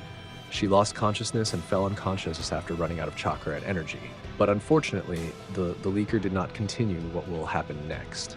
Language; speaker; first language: English; non-native, fluent; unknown